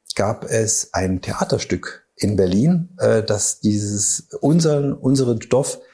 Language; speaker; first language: German; native; German